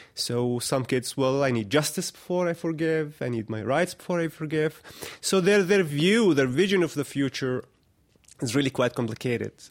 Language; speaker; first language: English; non-native, fluent; Arabic